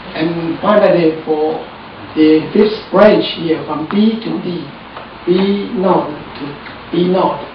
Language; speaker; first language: English; non-native, fluent; Chinese